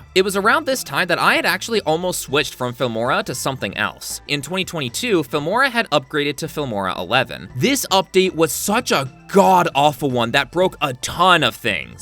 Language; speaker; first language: English; native; English